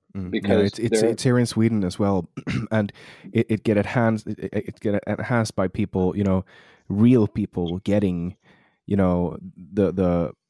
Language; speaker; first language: English; non-native, fluent; Swedish